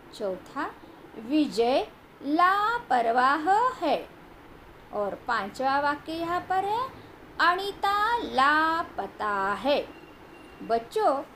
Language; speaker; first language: Hindi; non-native, local second language; Marathi